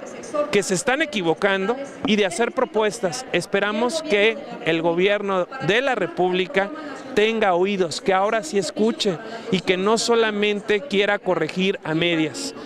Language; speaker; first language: Spanish; native; Spanish